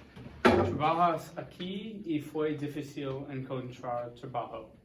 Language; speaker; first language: Spanish; non-native, learner; English